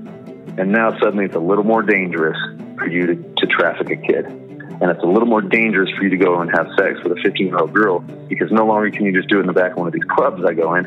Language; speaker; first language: English; native; English